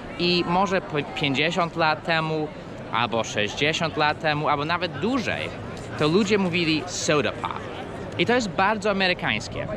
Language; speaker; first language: Polish; non-native, fluent; English